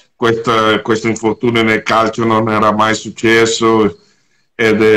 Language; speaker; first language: Italian; non-native, fluent; Portuguese